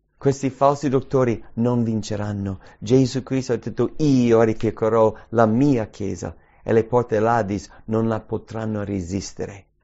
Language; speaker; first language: Italian; early bilingual, heritage; English